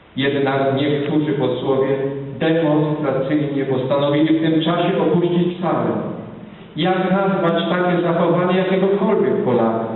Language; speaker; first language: Polish; native; Polish